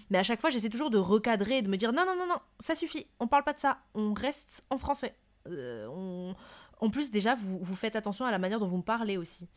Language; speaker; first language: French; non-native, local second language; Malagasy